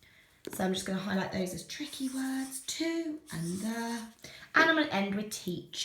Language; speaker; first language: English; native; English